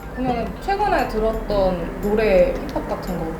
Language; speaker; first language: Korean; native; Korean